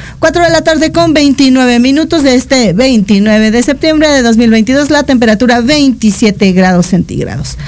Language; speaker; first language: Spanish; native; Spanish